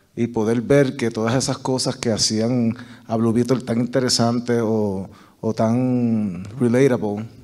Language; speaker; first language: Spanish; native; Spanish